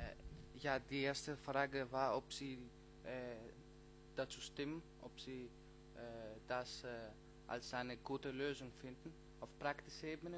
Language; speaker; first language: German; non-native, learner; Greek